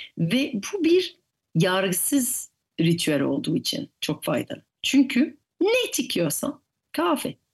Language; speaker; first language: Turkish; non-native, fluent; French